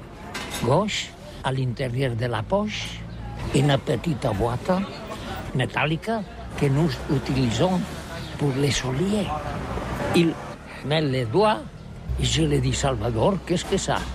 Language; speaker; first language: French; non-native, learner; Catalan